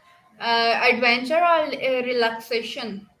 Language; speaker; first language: English; non-native, local second language; Urdu